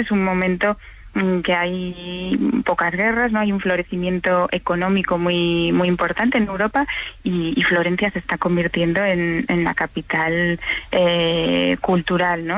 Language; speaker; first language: Spanish; native; Spanish